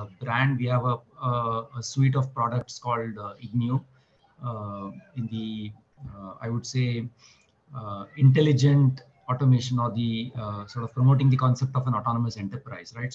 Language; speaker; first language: English; non-native, local second language; Marathi